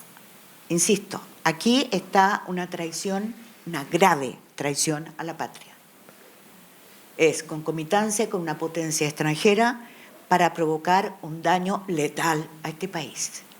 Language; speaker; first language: Spanish; native; Spanish